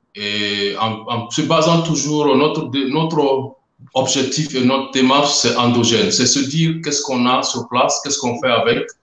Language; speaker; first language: French; non-native, local second language; Mossi